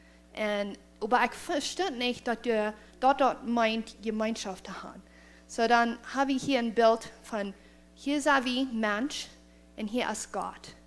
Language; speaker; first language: German; non-native, learner; Plautdietsch